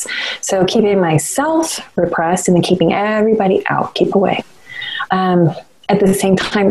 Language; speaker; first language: English; native; English